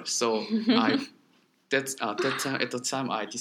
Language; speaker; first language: English; non-native, learner; Korean